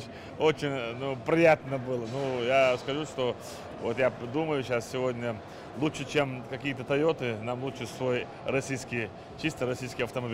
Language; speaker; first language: Russian; non-native, local second language; Chechen